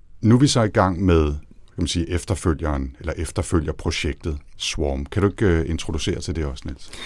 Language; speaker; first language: Danish; native; Danish